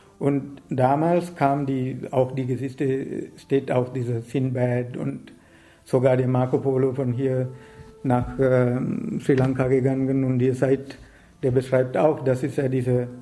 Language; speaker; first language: German; non-native, learner; Sinhala